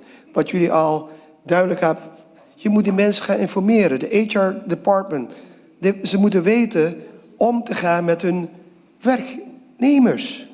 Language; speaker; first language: Dutch; non-native, local second language; Papiamento